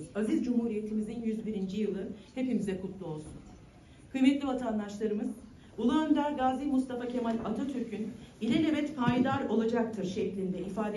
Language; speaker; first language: Turkish; native; Turkish